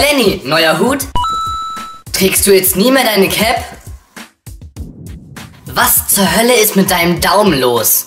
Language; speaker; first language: German; native; German